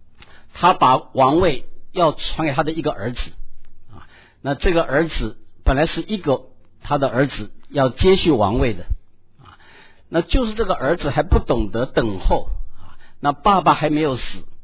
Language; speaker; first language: Chinese; native; Chinese